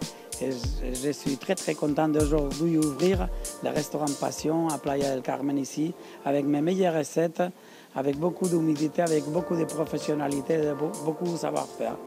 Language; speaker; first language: French; non-native, learner; Spanish